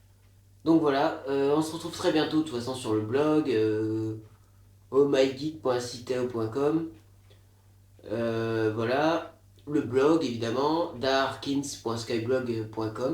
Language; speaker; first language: French; native; French